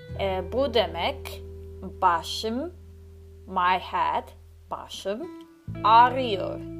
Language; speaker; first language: Turkish; non-native, learner; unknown